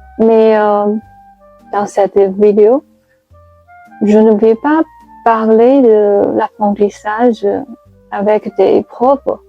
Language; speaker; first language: French; non-native, fluent; Chinese